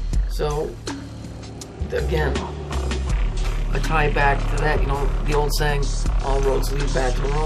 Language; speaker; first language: English; native; English